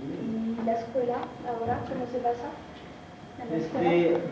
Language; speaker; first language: Spanish; non-native, learner; French